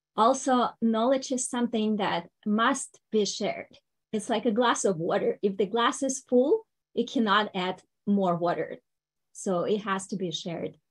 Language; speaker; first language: English; non-native, fluent; Ukrainian